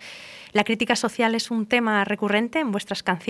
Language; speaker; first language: Spanish; native; Spanish